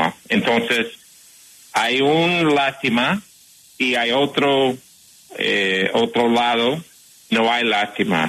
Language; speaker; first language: Spanish; non-native, fluent; English